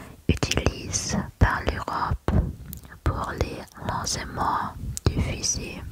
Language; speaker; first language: French; non-native, learner; German